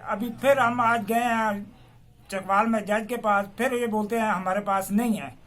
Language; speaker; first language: Urdu; non-native, local second language; Punjabi